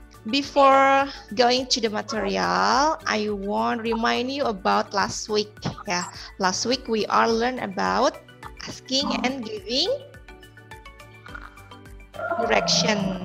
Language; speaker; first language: English; non-native, learner; Indonesian